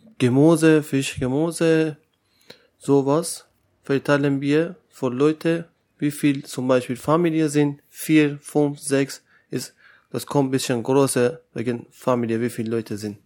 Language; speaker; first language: German; non-native, learner; Persian